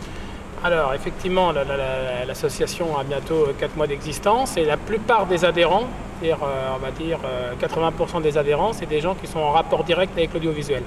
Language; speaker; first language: French; native; French